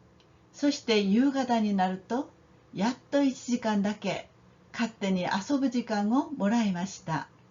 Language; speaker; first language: Japanese; non-native, fluent; Korean